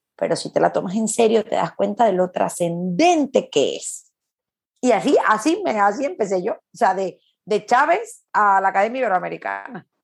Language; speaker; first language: Spanish; native; Spanish